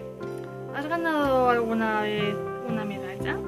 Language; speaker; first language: Spanish; native; Spanish